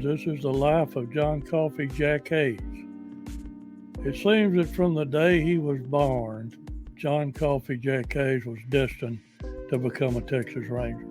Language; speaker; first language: English; native; English